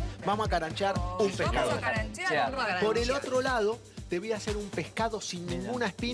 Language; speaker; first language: Spanish; native; Spanish